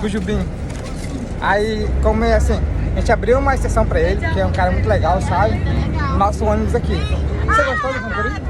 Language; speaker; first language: Portuguese; native; Portuguese